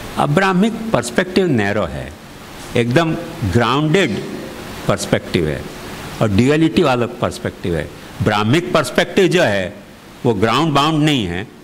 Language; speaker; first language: Hindi; native; Hindi